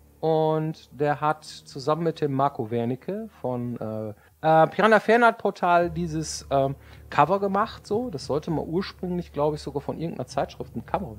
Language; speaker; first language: German; native; German